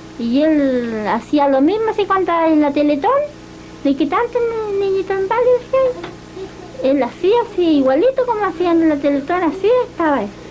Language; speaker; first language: Spanish; native; Spanish